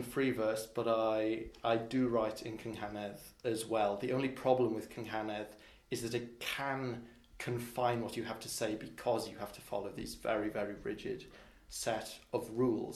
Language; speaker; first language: English; non-native, local second language; Welsh